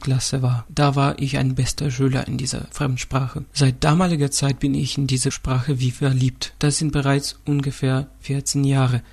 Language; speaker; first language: German; non-native, fluent; Russian